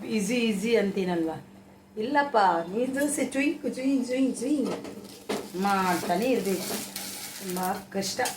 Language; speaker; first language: Kannada; native; Kannada